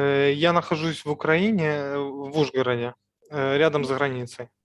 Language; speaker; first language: Russian; native; Russian